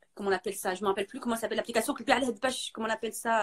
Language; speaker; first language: French; non-native, local second language; Arabic